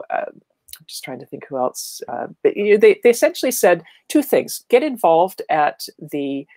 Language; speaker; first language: English; native; English